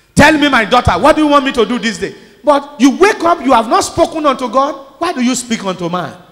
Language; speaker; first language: English; non-native, local second language; Yoruba